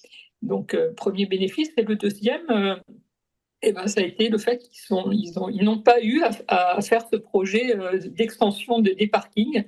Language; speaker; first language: French; native; French